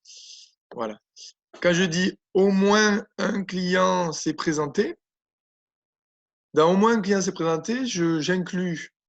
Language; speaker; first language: French; native; French